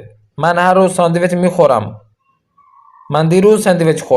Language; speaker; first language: Persian; non-native, fluent; Urdu